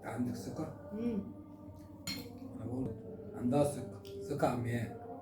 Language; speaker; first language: Arabic; native; Arabic